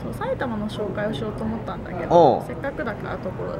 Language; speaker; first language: Japanese; native; Japanese